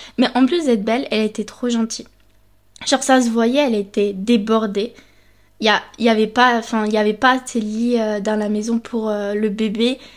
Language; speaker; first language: French; early bilingual, other home language; Spanish